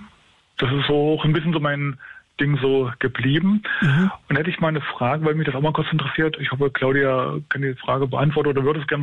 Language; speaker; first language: German; native; German